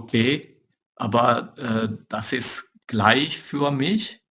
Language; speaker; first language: German; non-native, learner; Urdu